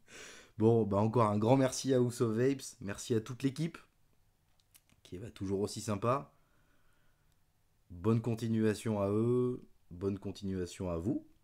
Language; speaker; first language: French; native; French